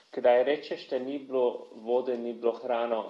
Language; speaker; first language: Slovenian; non-native, learner; English